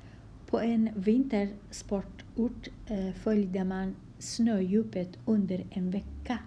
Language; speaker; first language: Swedish; non-native, fluent; Kurdish